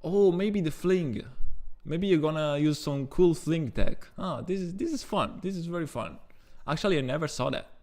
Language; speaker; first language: English; non-native, fluent; Italian